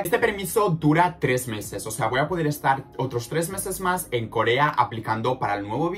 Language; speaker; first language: Spanish; native; Spanish